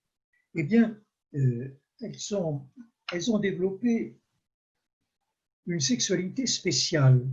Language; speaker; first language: French; native; French